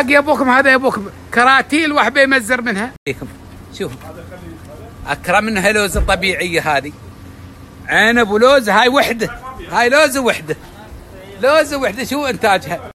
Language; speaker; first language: Arabic; native; Arabic